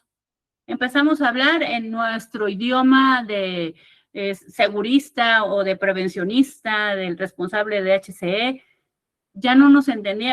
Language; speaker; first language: Spanish; native; Spanish